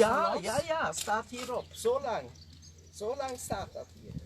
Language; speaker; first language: Dutch; native; Dutch